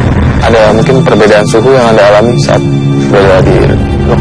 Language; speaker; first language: Indonesian; native; Indonesian